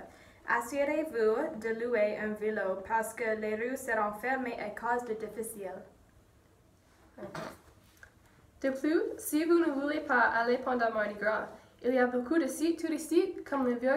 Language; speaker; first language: French; non-native, learner; English